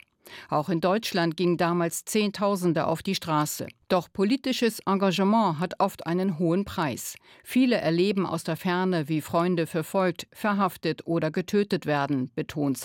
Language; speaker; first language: German; native; German